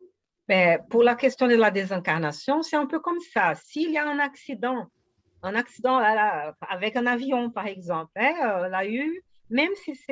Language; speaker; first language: French; non-native, fluent; Portuguese